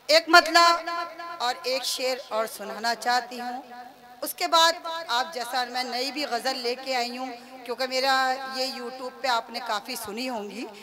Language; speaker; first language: Hindi; native; Hindi